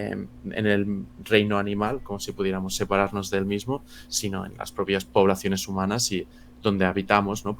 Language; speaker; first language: Spanish; native; Spanish